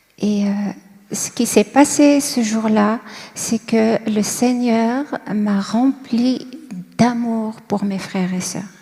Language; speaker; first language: French; non-native, local second language; Kabyle